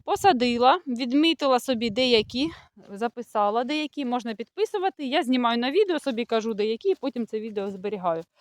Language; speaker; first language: Ukrainian; non-native, local second language; Russian